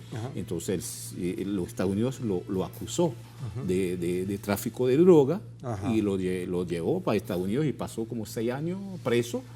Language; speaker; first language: Spanish; non-native, fluent; Haitian Creole